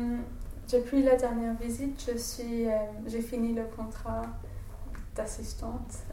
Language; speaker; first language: French; non-native, fluent; English